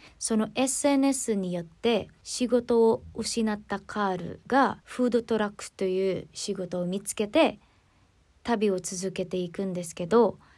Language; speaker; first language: Japanese; non-native, fluent; Filipino